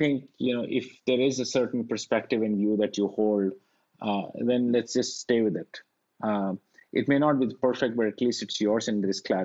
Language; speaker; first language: English; non-native, local second language; Hindi